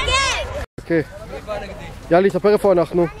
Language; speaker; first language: Hebrew; native; Hebrew